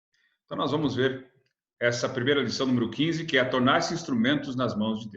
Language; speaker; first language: Portuguese; native; Portuguese